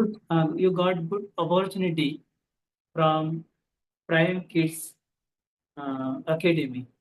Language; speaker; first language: English; non-native, local second language; Marathi